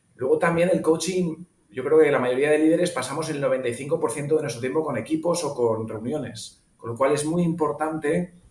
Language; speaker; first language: Spanish; native; Spanish